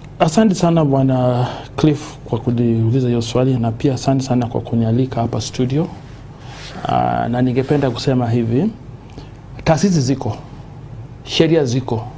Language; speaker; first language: Swahili; non-native, local second language; Luo (Kenya and Tanzania)